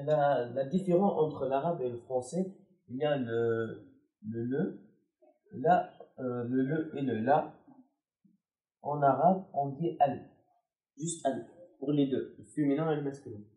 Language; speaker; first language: French; non-native, learner; Arabic